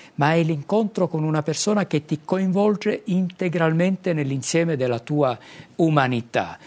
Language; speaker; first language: Italian; non-native, fluent; Arabic